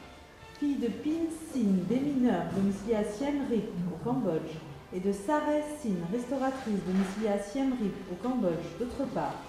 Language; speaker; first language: French; native; French